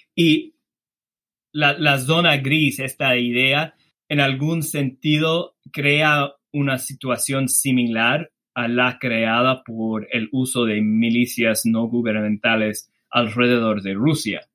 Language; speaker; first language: Spanish; non-native, fluent; English